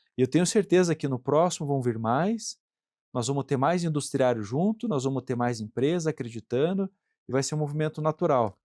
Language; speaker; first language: Portuguese; native; Portuguese